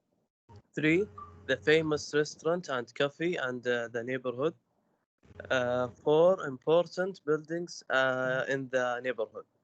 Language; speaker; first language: English; non-native, learner; Arabic